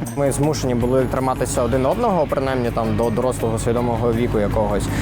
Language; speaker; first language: Ukrainian; native; Ukrainian